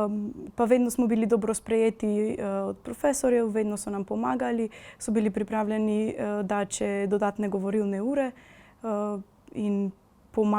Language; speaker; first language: Slovenian; non-native, fluent; Macedonian